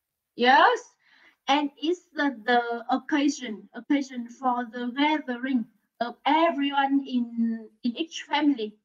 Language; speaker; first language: English; non-native, learner; Vietnamese